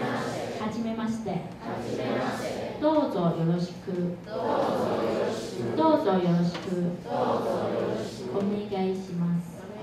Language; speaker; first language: Japanese; non-native, fluent; Chinese